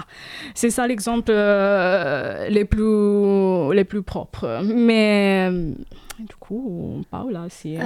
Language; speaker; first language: French; non-native, fluent; Italian